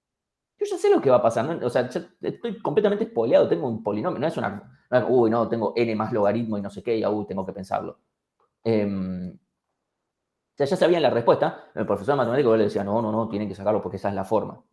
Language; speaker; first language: Spanish; native; Spanish